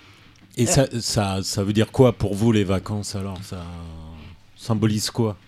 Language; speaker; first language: French; native; French